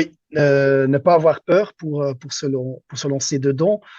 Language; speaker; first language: French; non-native, local second language; Dutch